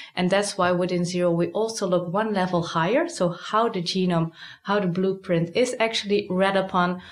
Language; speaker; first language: English; non-native, fluent; Dutch